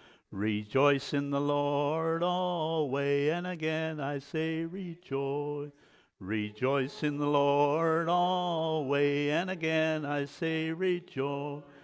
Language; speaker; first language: English; early bilingual, other home language; Pennsylvania German